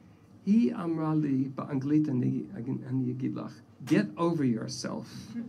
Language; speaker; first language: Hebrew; non-native, fluent; English